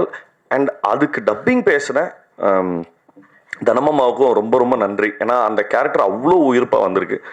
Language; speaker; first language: Tamil; native; Tamil